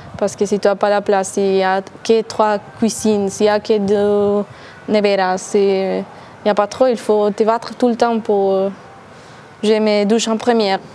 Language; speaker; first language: French; non-native, learner; Spanish